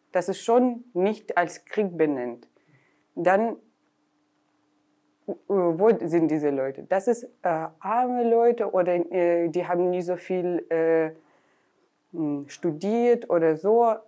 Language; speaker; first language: German; non-native, learner; Russian